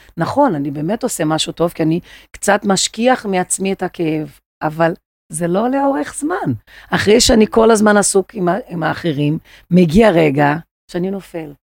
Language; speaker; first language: Hebrew; non-native, fluent; Portuguese